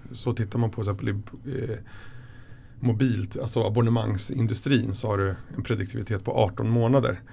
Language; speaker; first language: Swedish; early bilingual, other home language; Spanish